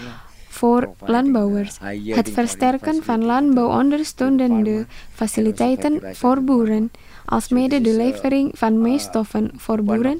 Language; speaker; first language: Dutch; non-native, fluent; Indonesian